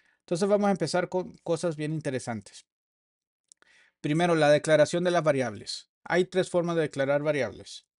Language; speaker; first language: Spanish; native; Spanish